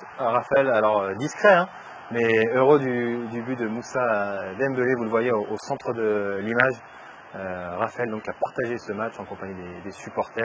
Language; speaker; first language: French; native; French